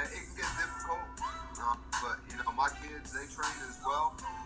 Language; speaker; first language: English; native; English